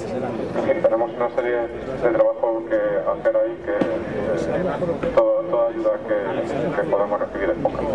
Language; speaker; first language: Spanish; native; Spanish